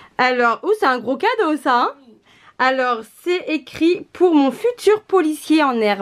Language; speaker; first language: French; native; French